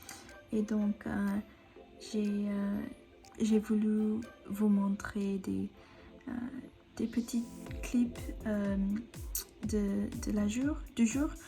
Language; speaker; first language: French; non-native, learner; English